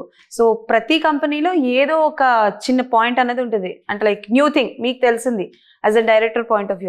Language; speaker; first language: Telugu; native; Telugu